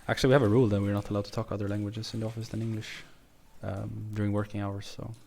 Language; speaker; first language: English; non-native, fluent; Swedish